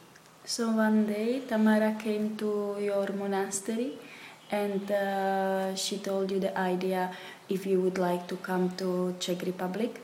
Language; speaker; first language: English; non-native, fluent; Slovak